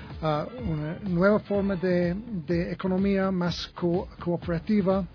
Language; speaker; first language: Spanish; non-native, fluent; English